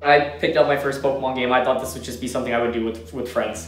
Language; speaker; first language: English; native; English